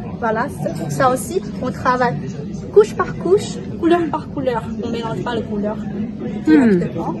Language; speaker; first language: French; non-native, fluent; Chinese